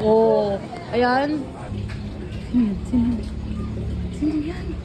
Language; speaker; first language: Filipino; native; Filipino